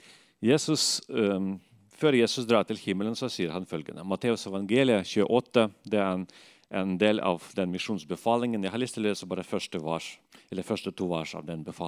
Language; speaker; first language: Norwegian; non-native, fluent; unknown